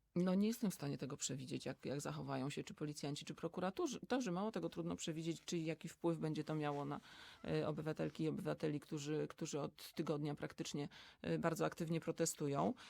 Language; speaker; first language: Polish; native; Polish